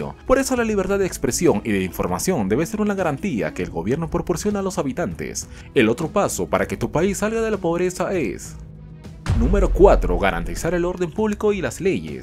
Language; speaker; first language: Spanish; native; Spanish